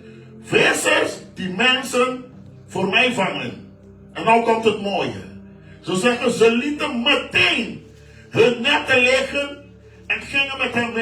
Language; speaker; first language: Dutch; non-native, fluent; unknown